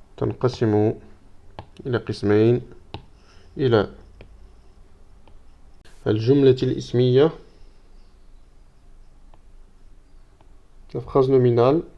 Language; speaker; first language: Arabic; non-native, fluent; French